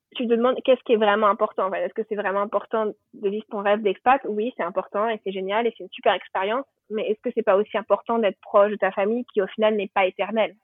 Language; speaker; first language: French; native; French